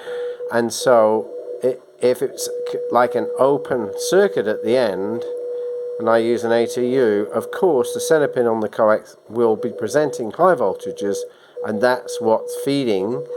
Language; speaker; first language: English; native; English